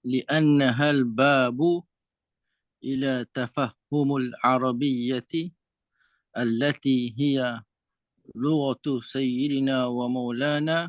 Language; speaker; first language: Arabic; non-native, fluent; Malay